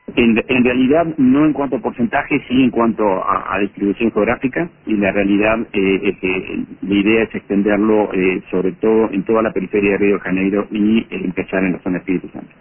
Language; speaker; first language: Spanish; native; Spanish